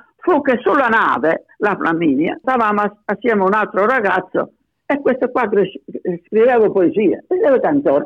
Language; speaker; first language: Italian; native; Italian